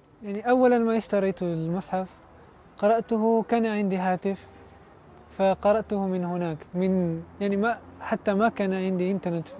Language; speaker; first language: Arabic; non-native, learner; Italian